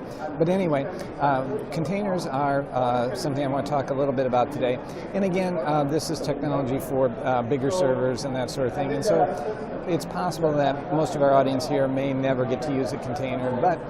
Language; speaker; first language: English; native; English